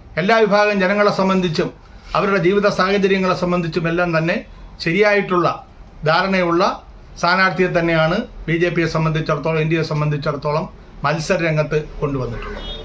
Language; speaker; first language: Malayalam; native; Malayalam